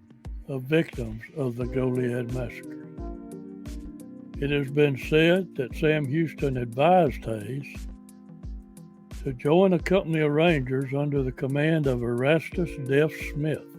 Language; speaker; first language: English; native; English